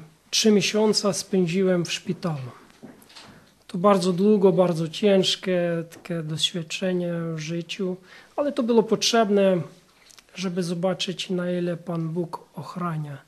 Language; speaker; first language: Polish; non-native, fluent; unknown